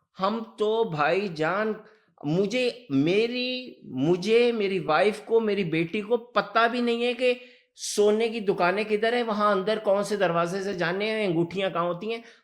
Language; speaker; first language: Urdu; early bilingual, heritage; Urdu